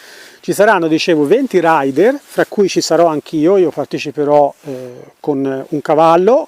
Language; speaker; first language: Italian; native; Italian